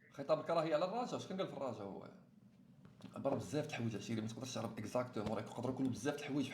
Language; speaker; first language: Arabic; native; Arabic